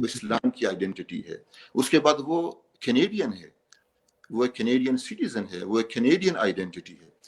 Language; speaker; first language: Urdu; non-native, local second language; Pashto